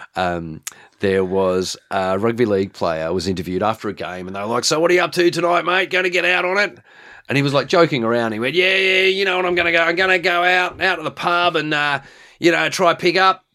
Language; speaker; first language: English; native; English